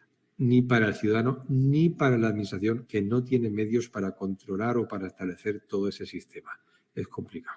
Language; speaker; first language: Spanish; native; Spanish